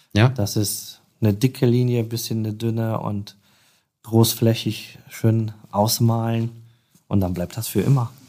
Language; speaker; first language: German; non-native, fluent; Polish